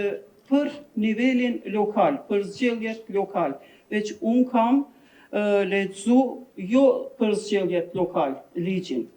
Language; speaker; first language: Albanian; non-native, local second language; Turkish